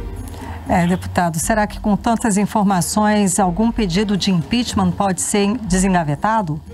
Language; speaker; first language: Portuguese; native; Portuguese